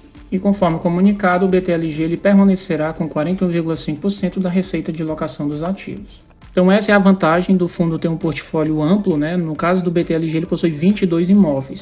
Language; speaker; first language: Portuguese; native; Portuguese